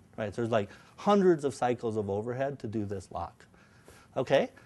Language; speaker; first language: English; native; English